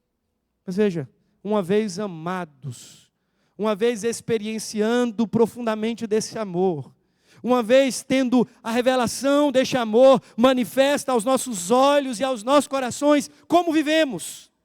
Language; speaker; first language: Portuguese; native; Portuguese